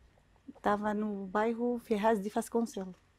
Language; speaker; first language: Portuguese; non-native, learner; Arabic